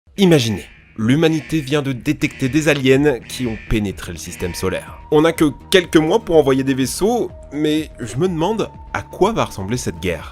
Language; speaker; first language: French; native; French